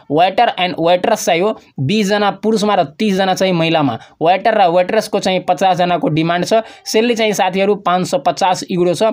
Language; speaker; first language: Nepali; non-native, local second language; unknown